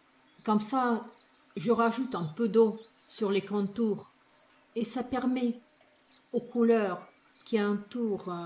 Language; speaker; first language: French; non-native, fluent; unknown